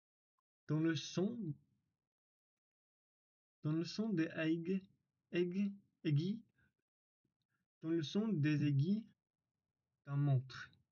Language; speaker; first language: French; non-native, learner; English